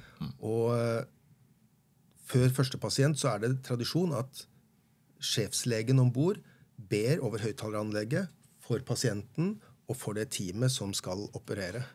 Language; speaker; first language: Norwegian; native; Norwegian